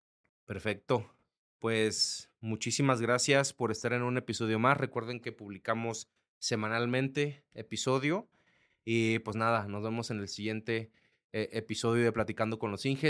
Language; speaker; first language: Spanish; native; Spanish